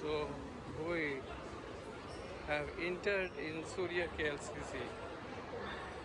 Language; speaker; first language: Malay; non-native, learner; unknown